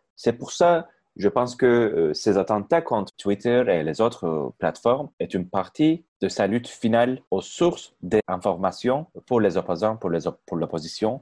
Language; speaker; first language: French; non-native, fluent; Turkish